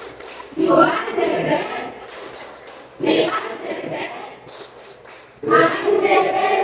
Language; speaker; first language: English; non-native, learner; Indonesian